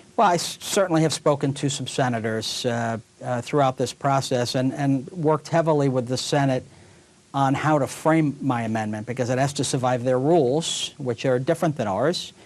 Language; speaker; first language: English; native; English